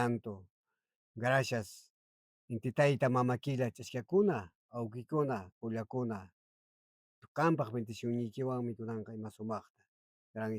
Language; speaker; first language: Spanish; non-native, local second language; Quechua